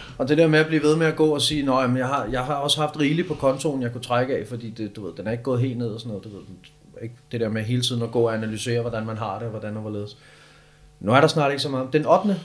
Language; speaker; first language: Danish; native; Danish